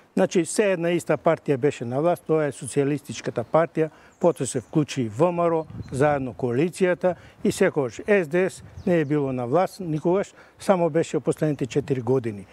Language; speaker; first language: Macedonian; native; Macedonian